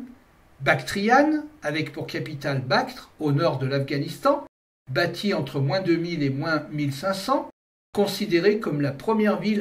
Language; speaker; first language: French; native; French